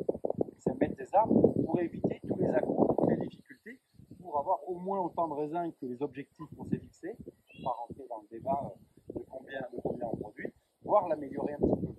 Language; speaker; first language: French; native; French